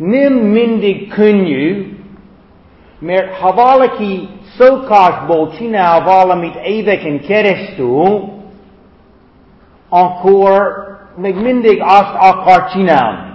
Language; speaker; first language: Hungarian; non-native, fluent; English